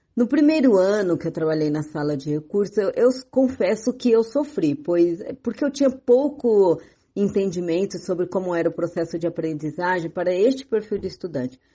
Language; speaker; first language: Portuguese; native; Portuguese